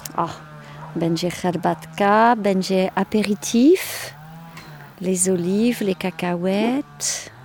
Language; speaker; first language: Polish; non-native, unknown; French